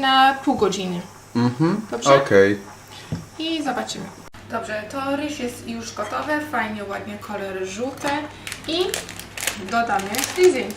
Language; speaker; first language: Polish; non-native, learner; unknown